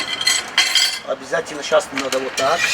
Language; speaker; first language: Russian; non-native, local second language; Tajik